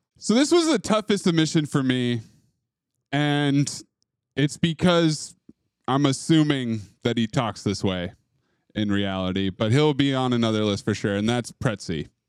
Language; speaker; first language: English; native; English